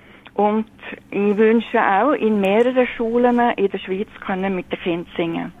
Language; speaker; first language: German; non-native, fluent; Norwegian